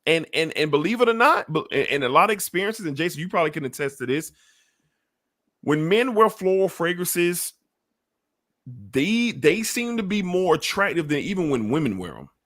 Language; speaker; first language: English; native; English